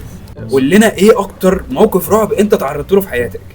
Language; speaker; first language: Arabic; native; Arabic